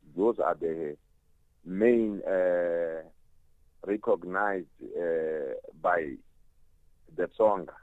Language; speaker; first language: English; non-native, local second language; Tsonga